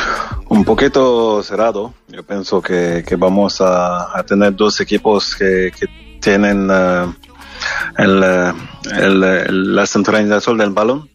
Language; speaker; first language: Spanish; non-native, fluent; French